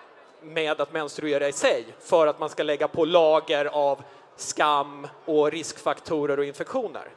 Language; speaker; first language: Swedish; native; Swedish